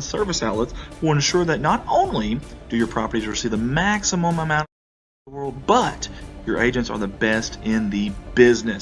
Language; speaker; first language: English; native; English